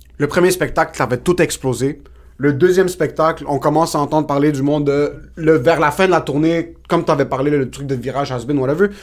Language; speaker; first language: French; early bilingual, other home language; Spanish